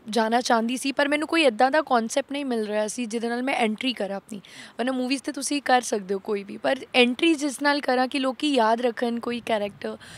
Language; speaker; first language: Punjabi; native; Punjabi